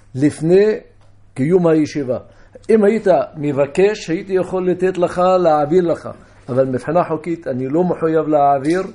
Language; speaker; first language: Hebrew; non-native, local second language; Arabic